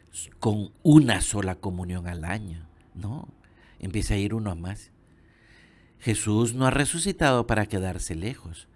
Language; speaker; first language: Spanish; native; Spanish